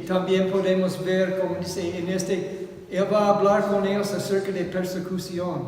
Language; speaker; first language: Spanish; non-native, fluent; English